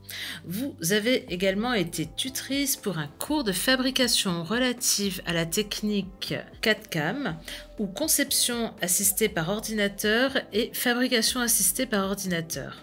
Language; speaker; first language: French; native; French